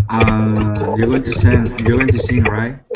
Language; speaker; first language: English; non-native, fluent; Spanish